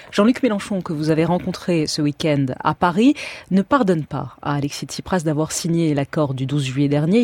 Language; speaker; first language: French; native; French